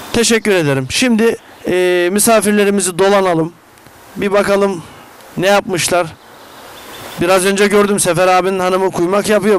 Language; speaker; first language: Turkish; native; Turkish